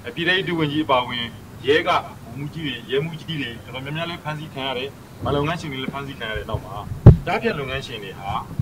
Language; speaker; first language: Burmese; native; Burmese